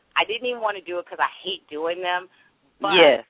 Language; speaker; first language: English; native; English